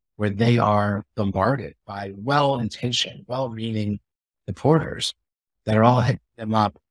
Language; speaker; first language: English; native; English